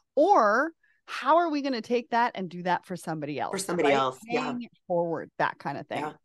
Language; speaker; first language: English; native; English